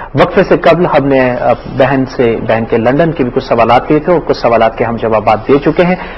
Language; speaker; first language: Urdu; native; Urdu